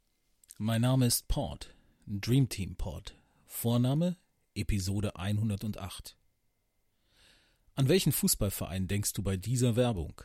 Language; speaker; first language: German; native; German